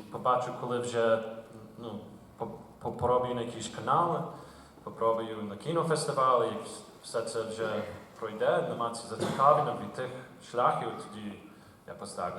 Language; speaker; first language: Ukrainian; early bilingual, heritage; Ukrainian